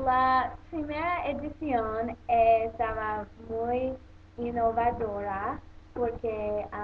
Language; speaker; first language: Spanish; non-native, learner; English